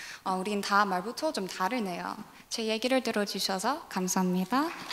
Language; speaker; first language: Korean; non-native, learner; English